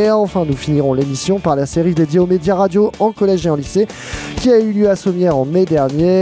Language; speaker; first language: French; native; French